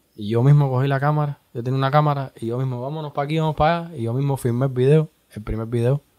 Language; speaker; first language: Spanish; native; Spanish